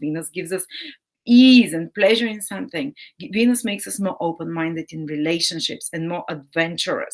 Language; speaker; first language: English; non-native, fluent; Bulgarian